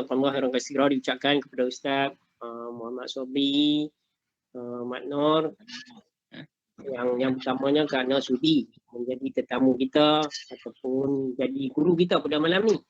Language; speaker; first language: Malay; native; Malay